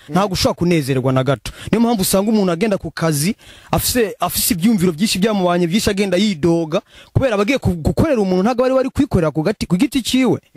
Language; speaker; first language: Rundi; early bilingual, heritage; Rundi